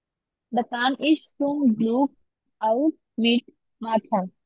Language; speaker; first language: German; non-native, learner; Bangla